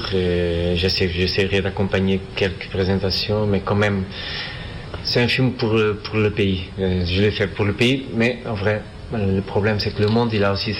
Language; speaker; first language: French; non-native, fluent; Portuguese